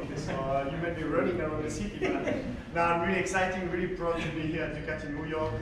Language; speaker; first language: English; non-native, fluent; French